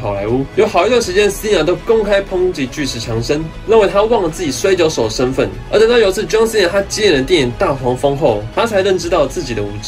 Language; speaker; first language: Chinese; native; Chinese